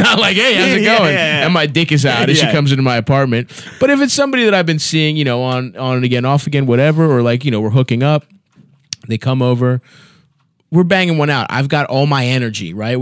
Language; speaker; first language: English; native; English